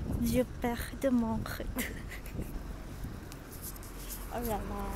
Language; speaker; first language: French; non-native, learner; Japanese